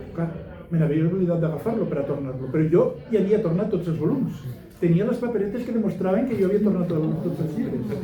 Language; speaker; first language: Catalan; non-native, local second language; Spanish